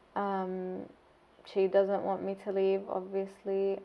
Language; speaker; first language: English; non-native, fluent; Arabic